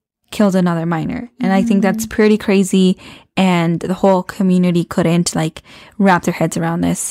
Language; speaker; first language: English; early bilingual, other home language; Spanish